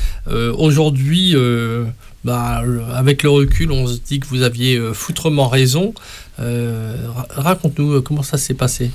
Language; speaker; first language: French; native; French